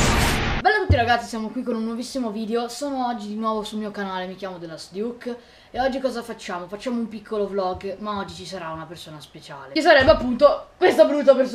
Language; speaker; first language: Italian; native; Italian